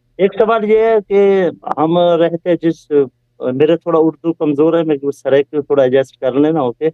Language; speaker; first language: Urdu; non-native, local second language; Saraiki